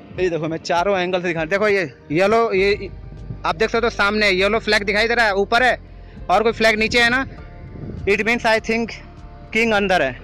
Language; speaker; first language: Hindi; native; Hindi